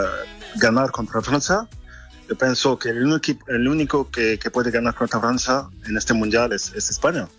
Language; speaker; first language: Spanish; non-native, learner; French